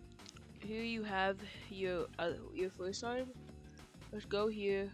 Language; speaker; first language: English; native; English